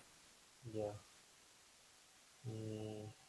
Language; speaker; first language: English; non-native, learner; Spanish